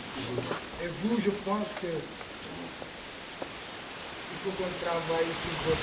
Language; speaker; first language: French; non-native, local second language; Wolof